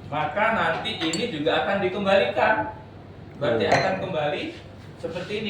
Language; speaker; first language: Indonesian; native; Indonesian